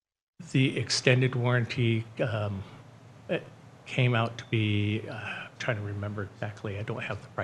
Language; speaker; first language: English; native; English